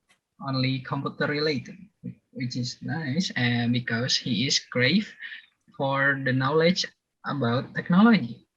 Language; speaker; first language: English; non-native, learner; Indonesian